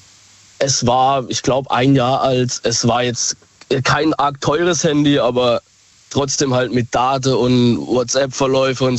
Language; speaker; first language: German; native; German